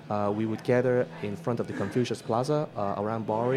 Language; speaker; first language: English; non-native, local second language; Cantonese